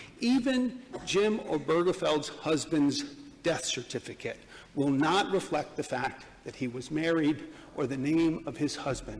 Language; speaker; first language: English; native; English